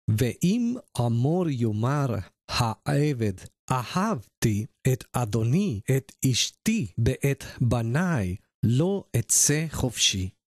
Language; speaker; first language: Hebrew; non-native, learner; Spanish